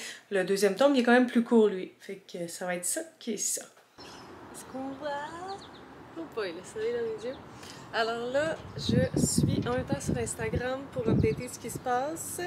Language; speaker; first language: French; native; French